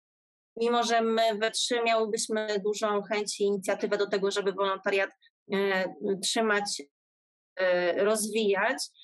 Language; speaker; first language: Polish; native; Polish